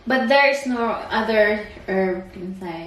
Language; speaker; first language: English; non-native, learner; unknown